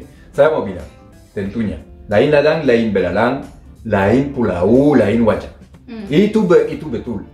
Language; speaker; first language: Indonesian; non-native, fluent; French